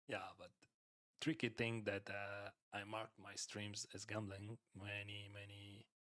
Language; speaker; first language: English; non-native, fluent; Ukrainian